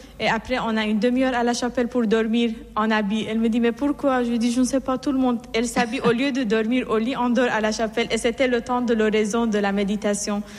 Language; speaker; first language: French; non-native, fluent; Assyrian Neo-Aramaic